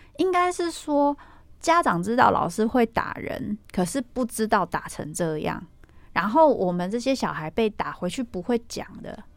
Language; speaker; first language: Chinese; native; Chinese